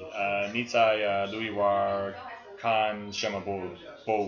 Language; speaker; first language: Chinese; non-native, learner; English